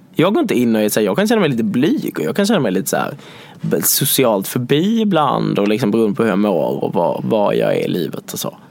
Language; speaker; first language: Swedish; native; Swedish